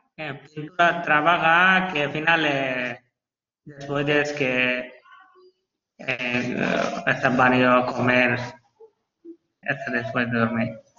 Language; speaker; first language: Spanish; non-native, learner; Bangla